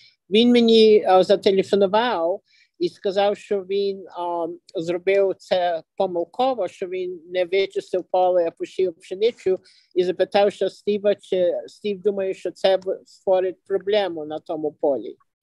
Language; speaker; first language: Ukrainian; native; Ukrainian